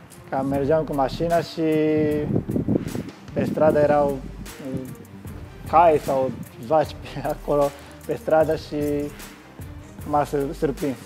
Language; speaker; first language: Romanian; non-native, fluent; Japanese